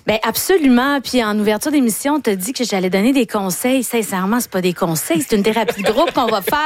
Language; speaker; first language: French; native; French